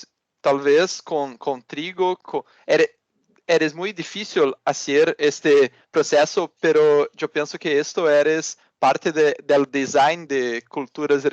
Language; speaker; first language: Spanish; non-native, learner; Portuguese